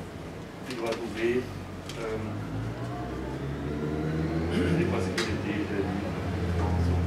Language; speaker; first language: French; non-native, fluent; German